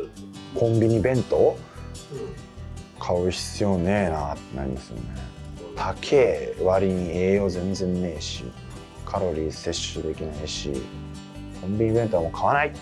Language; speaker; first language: Japanese; native; Japanese